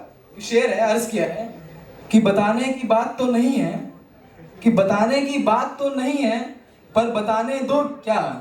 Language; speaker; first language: Hindi; native; Hindi